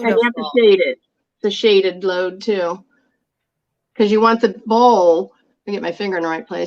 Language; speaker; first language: English; native; English